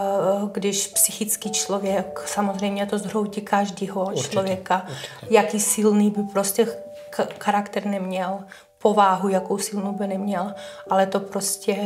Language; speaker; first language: Czech; non-native, fluent; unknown